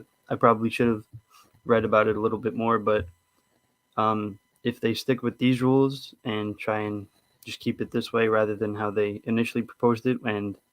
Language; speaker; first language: English; native; English